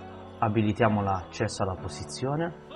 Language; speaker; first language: Italian; native; Italian